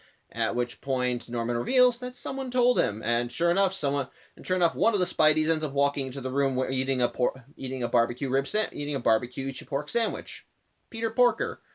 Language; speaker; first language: English; native; English